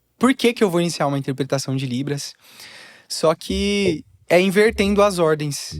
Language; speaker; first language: Portuguese; native; Portuguese